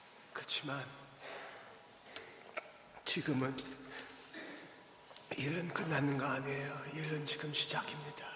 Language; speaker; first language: Korean; early bilingual, heritage; English